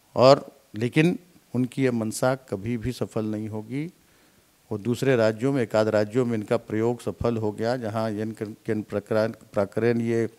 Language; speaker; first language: Hindi; native; Hindi